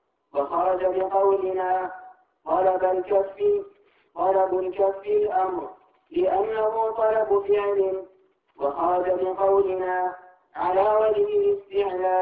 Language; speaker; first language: Arabic; native; Arabic